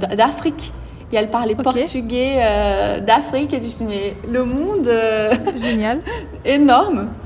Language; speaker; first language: French; early bilingual, other home language; Portuguese